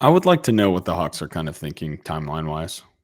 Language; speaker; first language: English; native; English